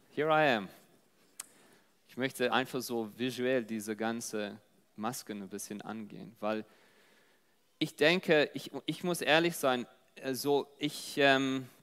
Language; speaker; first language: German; non-native, fluent; English